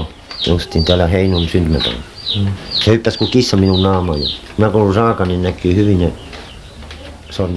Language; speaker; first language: Finnish; early bilingual, heritage; Finnish